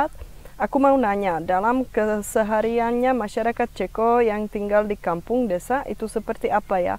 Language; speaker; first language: Indonesian; non-native, fluent; Czech